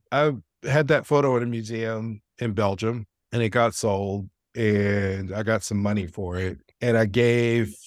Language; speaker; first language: English; native; English